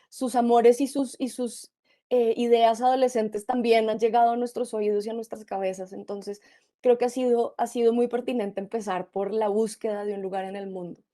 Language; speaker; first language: Spanish; native; Spanish